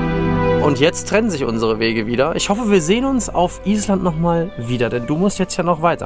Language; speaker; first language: German; native; German